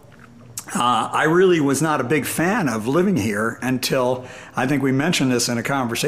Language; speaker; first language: English; native; English